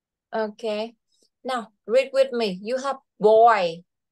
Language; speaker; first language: English; non-native, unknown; Vietnamese